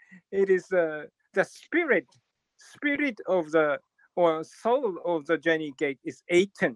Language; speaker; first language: English; non-native, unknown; Japanese